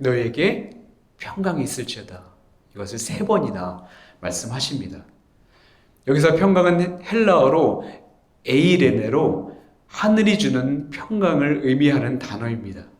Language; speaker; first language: Korean; native; Korean